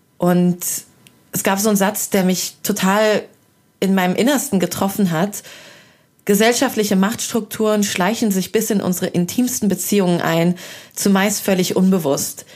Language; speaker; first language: German; early bilingual, other home language; Persian